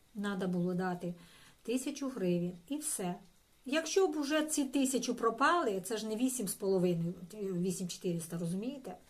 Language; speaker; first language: Ukrainian; non-native, local second language; Russian